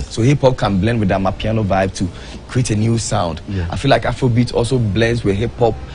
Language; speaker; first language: English; non-native, local second language; Akan